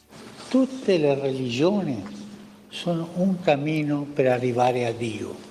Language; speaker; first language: Italian; early bilingual, heritage; Spanish